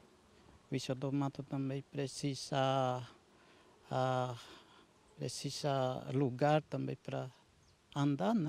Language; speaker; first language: Portuguese; non-native, local second language; Guarani